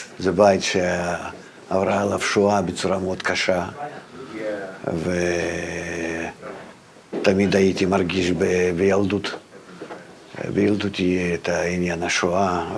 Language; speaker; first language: Hebrew; non-native, fluent; Russian